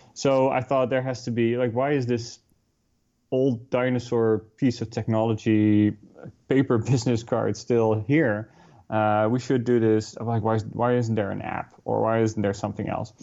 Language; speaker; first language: English; non-native, fluent; Dutch